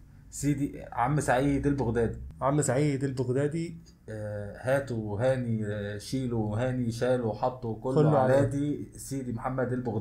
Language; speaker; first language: Arabic; native; Arabic